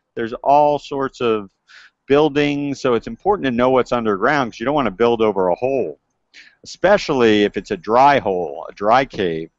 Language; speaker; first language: English; native; English